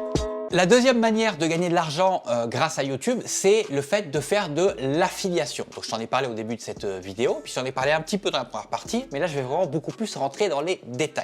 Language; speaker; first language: French; native; French